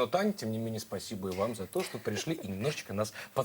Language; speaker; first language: Russian; native; Russian